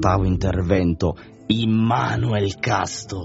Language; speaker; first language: Italian; native; Italian